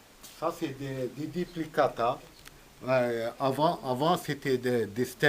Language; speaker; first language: French; non-native, local second language; Arabic